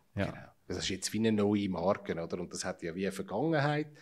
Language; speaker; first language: German; native; German